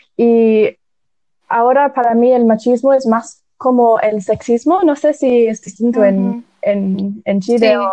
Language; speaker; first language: Spanish; non-native, fluent; English